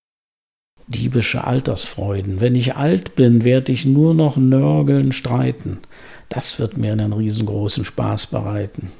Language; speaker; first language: German; native; German